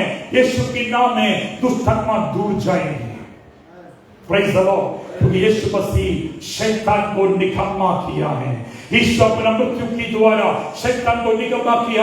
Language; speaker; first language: Hindi; non-native, local second language; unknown